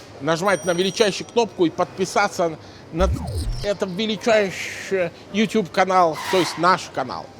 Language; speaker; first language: Russian; non-native, fluent; Italian